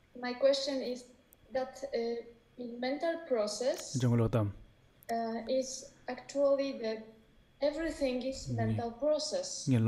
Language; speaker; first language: English; non-native, learner; Vietnamese